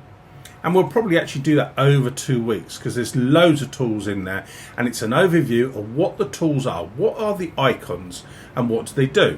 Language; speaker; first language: English; native; English